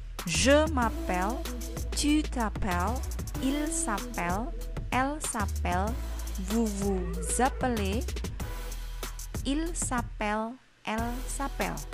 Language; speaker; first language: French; non-native, learner; Indonesian